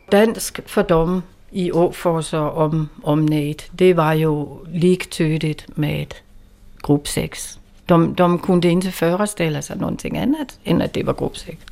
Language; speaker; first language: Danish; native; Danish